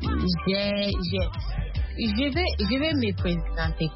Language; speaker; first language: French; non-native, learner; Akan